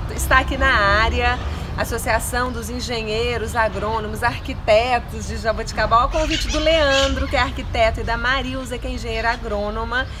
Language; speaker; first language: Portuguese; native; Portuguese